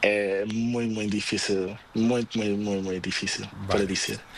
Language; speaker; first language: Spanish; non-native, learner; Portuguese